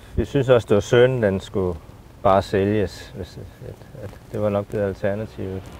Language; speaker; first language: Danish; native; Danish